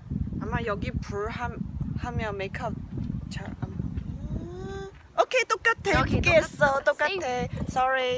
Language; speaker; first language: Korean; non-native, learner; Chinese